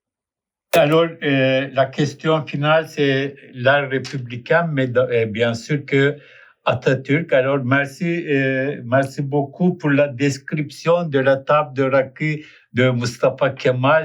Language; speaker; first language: French; non-native, fluent; Turkish